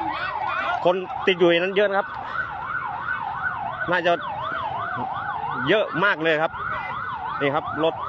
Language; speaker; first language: Thai; native; Thai